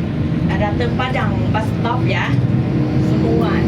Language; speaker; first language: Indonesian; non-native, learner; Thai